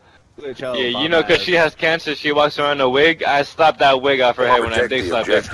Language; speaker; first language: English; native; English